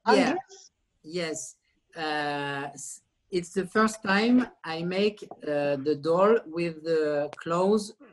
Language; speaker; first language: English; non-native, learner; French